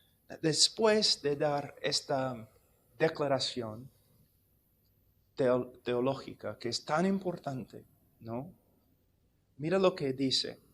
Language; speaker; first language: Spanish; non-native, fluent; English